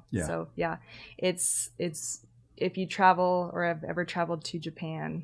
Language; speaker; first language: English; native; English